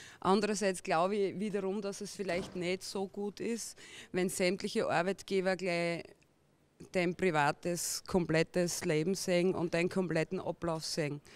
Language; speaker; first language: German; native; German